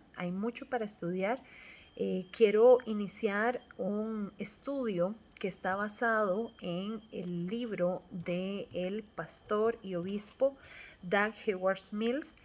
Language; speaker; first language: Spanish; native; Spanish